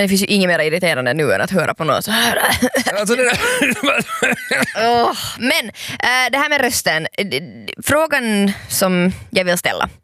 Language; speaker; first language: Swedish; native; Swedish